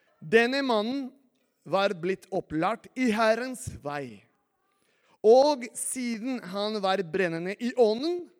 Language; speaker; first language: Norwegian; non-native, fluent; Spanish